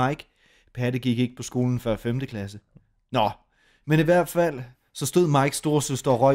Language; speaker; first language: Danish; native; Danish